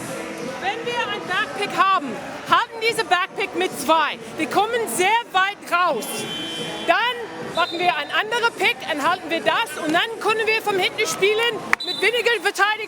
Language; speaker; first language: German; non-native, learner; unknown